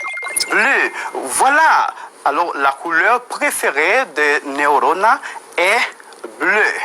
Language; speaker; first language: French; non-native, fluent; Spanish